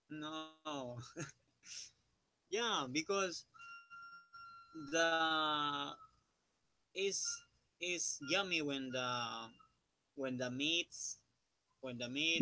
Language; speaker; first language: English; non-native, learner; Spanish